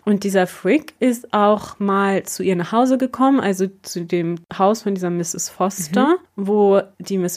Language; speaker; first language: German; native; German